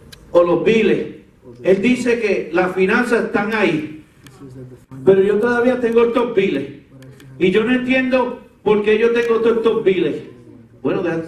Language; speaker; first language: Spanish; early bilingual, heritage; Spanish